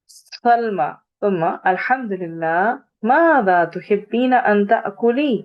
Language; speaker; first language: Arabic; non-native, fluent; Urdu